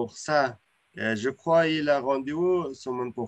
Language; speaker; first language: French; non-native, learner; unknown